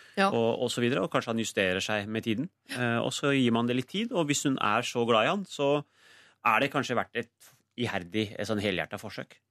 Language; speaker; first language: Norwegian; early bilingual, other home language; Urdu